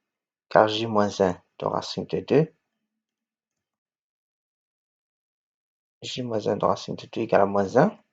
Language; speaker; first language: French; non-native, local second language; Arabic